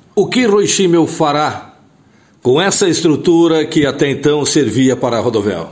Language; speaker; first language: Portuguese; native; Portuguese